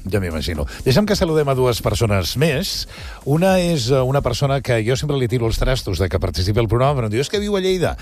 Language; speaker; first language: Catalan; native; Catalan